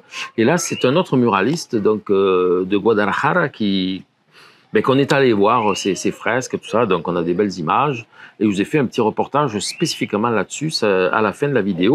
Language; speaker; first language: French; native; French